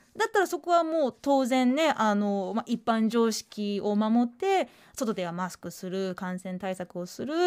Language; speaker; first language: Japanese; native; Japanese